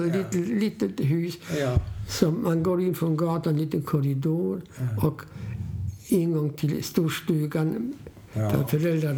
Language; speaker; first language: Swedish; non-native, fluent; Polish